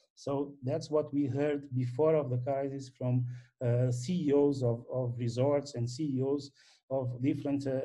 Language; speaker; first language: English; non-native, fluent; Portuguese